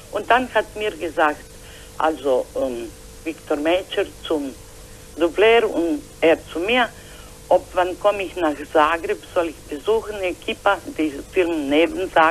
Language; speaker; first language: German; non-native, learner; Croatian